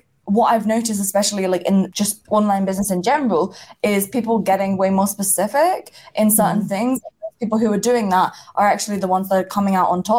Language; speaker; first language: English; native; English